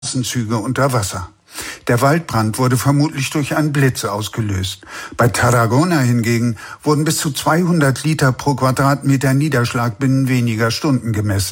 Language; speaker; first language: German; native; German